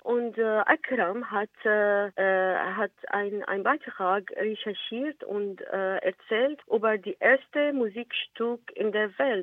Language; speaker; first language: German; non-native, learner; Arabic